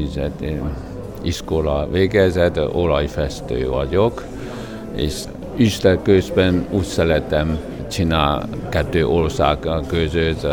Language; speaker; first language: Hungarian; non-native, learner; Chinese